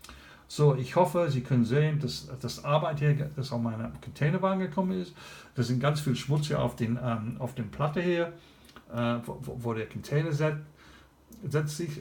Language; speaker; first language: German; non-native, learner; English